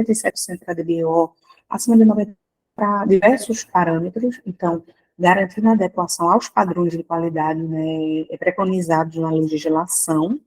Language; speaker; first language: Portuguese; native; Portuguese